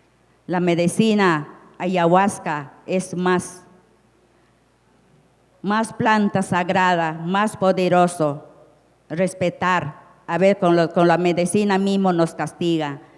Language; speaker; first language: Spanish; non-native, local second language; Shipibo-Conibo